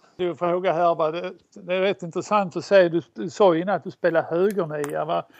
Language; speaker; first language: Swedish; native; Swedish